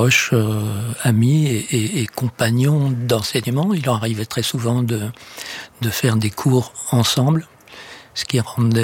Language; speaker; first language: French; native; French